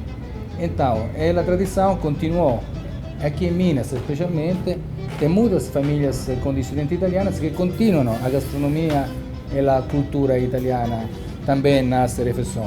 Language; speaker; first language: Portuguese; non-native, fluent; Italian